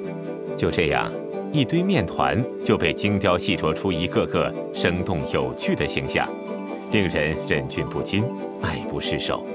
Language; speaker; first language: Chinese; native; Chinese